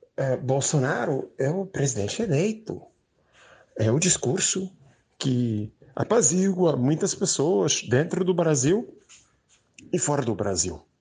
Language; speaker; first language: Portuguese; non-native, fluent; English